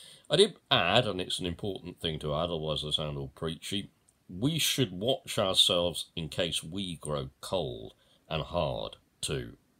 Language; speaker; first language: English; native; English